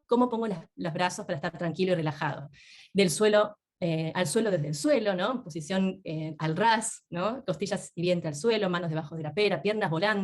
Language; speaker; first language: Spanish; native; Spanish